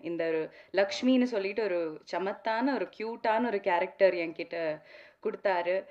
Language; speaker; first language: Tamil; non-native, local second language; Malayalam